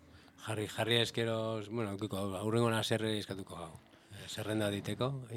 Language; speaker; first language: Basque; native; Basque